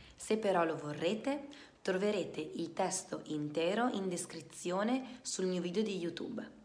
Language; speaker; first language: Italian; native; Italian